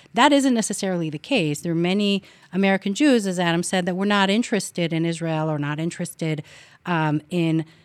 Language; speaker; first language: English; non-native, fluent; Hebrew